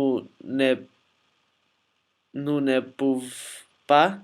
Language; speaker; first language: French; non-native, learner; Spanish